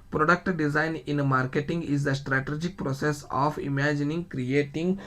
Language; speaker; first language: English; non-native, local second language; Kannada